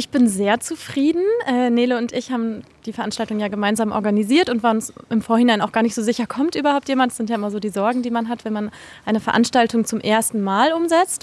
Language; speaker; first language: German; native; German